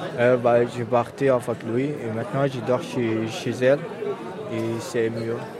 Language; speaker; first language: French; non-native, learner; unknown